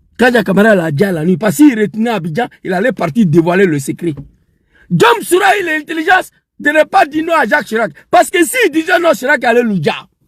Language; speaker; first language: French; non-native, local second language; Dyula